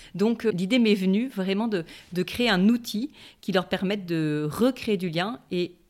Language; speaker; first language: French; native; French